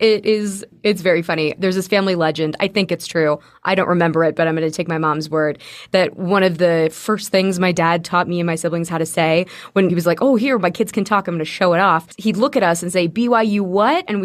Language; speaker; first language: English; native; English